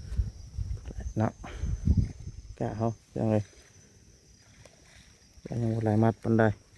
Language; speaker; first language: Thai; non-native, local second language; Lao